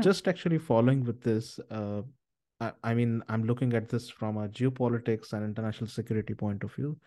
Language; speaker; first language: English; non-native, local second language; Marathi